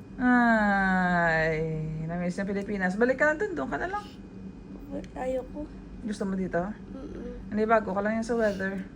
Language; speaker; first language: Filipino; native; Filipino